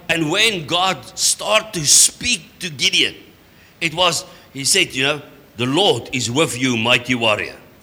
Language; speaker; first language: English; non-native, local second language; Afrikaans